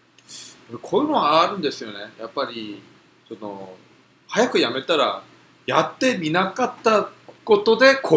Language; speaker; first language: Japanese; non-native, fluent; Korean